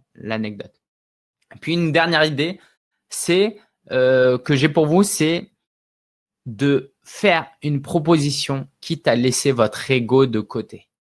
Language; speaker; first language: French; native; French